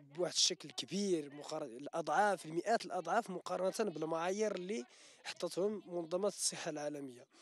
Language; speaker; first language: Arabic; native; Arabic